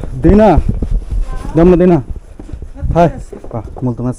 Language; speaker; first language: Romanian; non-native, learner; Bangla